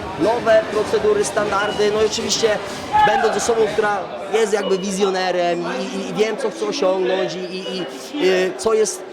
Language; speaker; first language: Polish; native; Polish